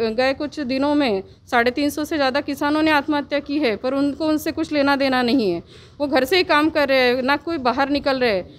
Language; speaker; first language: Hindi; non-native, local second language; Marathi